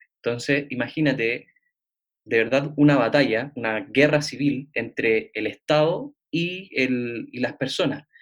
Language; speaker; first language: Spanish; native; Spanish